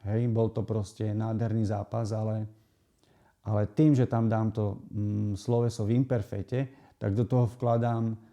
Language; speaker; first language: Slovak; native; Slovak